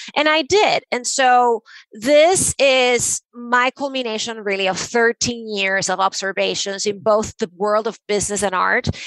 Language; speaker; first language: English; non-native, fluent; Spanish